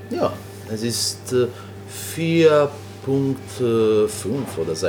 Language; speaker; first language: German; non-native, learner; Italian